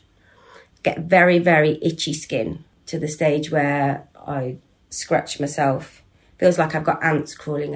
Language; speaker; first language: English; native; English